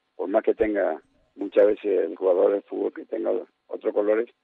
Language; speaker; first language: Spanish; native; Spanish